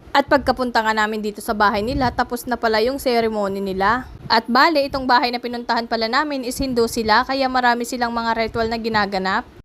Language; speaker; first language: Filipino; native; Filipino